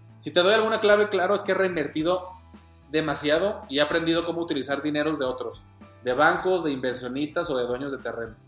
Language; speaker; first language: Spanish; native; Spanish